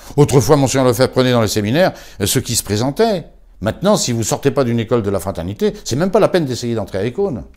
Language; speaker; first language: French; native; French